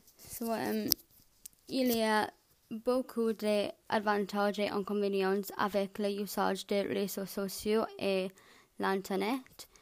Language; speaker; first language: French; non-native, learner; English